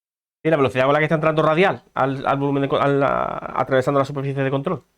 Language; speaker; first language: Spanish; native; Spanish